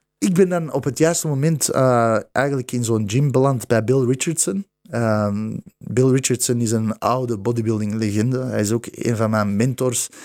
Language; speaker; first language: Dutch; early bilingual, other home language; Bosnian